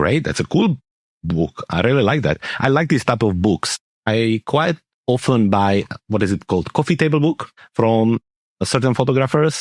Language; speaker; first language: English; non-native, fluent; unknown